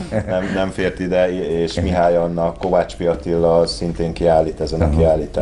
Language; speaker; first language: Hungarian; native; Hungarian